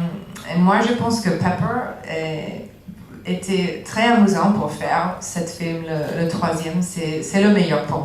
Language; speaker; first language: French; non-native, learner; English